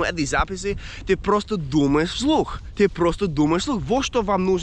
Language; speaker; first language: Russian; non-native, fluent; English